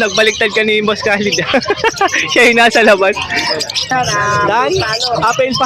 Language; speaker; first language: Filipino; native; Filipino